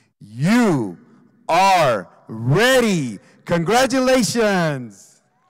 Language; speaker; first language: English; native; English